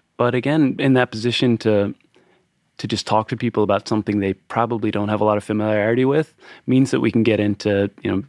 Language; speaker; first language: English; native; English